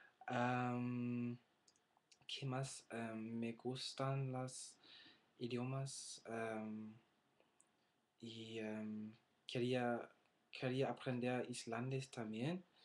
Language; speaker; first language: Spanish; non-native, learner; German